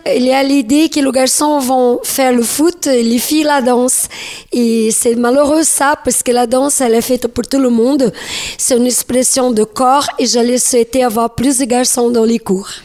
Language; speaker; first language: French; non-native, learner; Portuguese